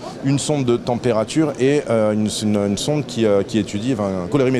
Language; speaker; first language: French; native; French